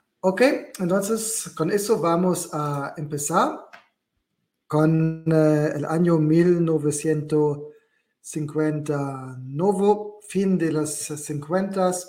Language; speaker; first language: Spanish; non-native, learner; German